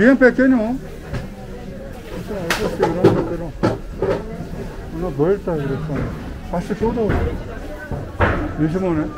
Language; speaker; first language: Spanish; non-native, fluent; Korean